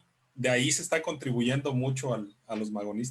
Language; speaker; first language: Spanish; native; Spanish